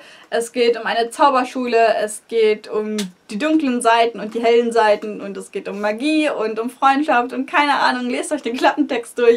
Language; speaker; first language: German; native; German